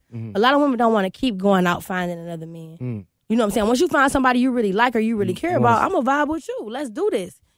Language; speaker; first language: English; native; English